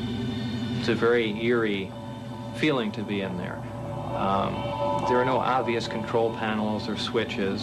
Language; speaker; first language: English; native; English